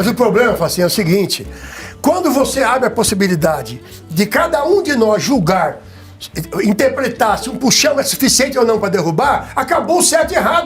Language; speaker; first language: Portuguese; native; Portuguese